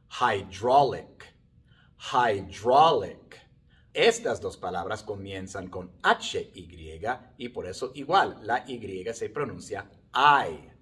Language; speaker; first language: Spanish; non-native, fluent; English